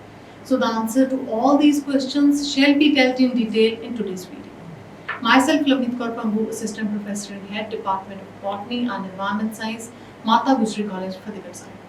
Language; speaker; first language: English; non-native, local second language; Punjabi